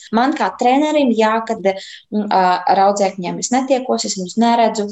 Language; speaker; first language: Latvian; native; Latvian